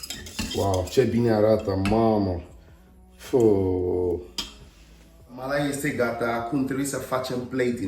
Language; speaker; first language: Romanian; non-native, learner; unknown